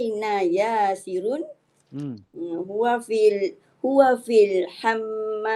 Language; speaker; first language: Arabic; non-native, learner; Malay